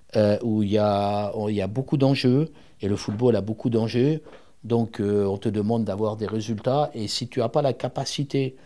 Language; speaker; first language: French; native; French